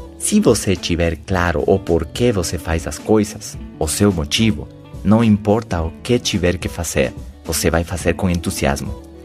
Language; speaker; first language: Portuguese; non-native, fluent; Spanish